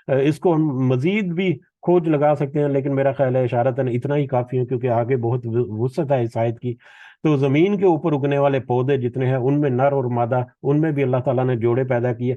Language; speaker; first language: Urdu; native; Urdu